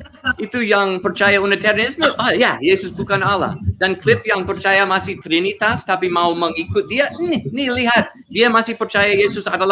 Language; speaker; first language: Indonesian; non-native, learner; English